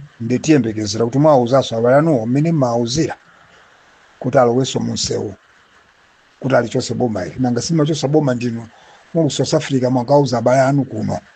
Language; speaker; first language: Nyanja; native; Nyanja